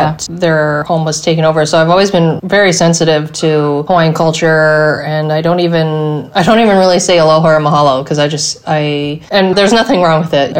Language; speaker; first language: English; native; English